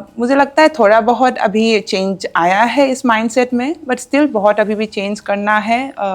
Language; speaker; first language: Hindi; non-native, local second language; Assamese